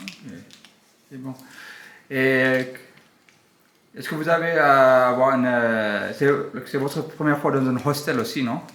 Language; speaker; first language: French; non-native, learner; English